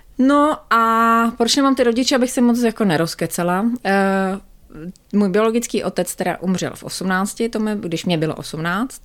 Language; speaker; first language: Czech; native; Czech